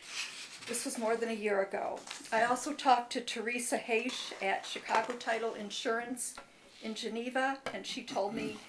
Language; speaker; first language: English; native; English